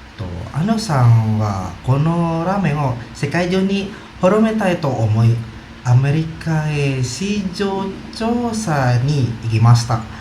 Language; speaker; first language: Japanese; non-native, learner; Indonesian